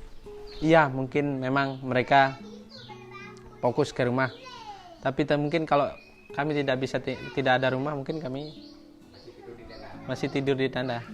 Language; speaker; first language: Indonesian; non-native, local second language; Sasak